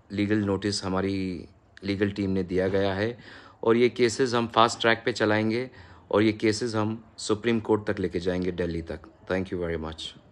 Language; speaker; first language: Hindi; native; Hindi